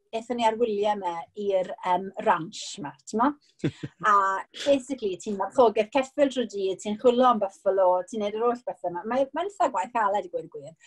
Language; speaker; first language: Welsh; non-native, local second language; English